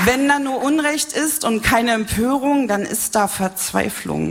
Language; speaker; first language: German; native; German